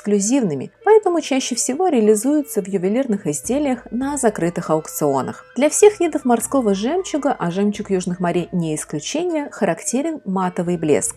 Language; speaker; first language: Russian; native; Russian